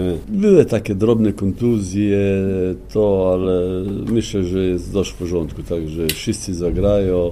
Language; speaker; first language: Polish; non-native, fluent; Slovenian